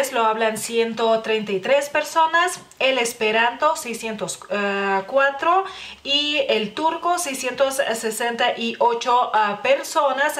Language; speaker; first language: Spanish; non-native, fluent; Lithuanian